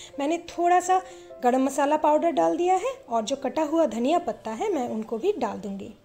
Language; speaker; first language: Hindi; non-native, local second language; Bangla